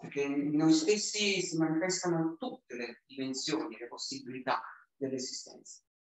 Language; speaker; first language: Italian; native; Italian